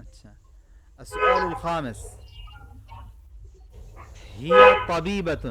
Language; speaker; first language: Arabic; non-native, fluent; Bangla